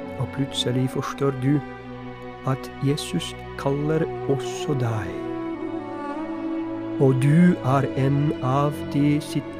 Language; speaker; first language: Norwegian; non-native, fluent; Polish